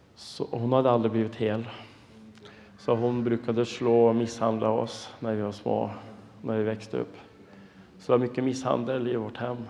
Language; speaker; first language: Swedish; non-native, fluent; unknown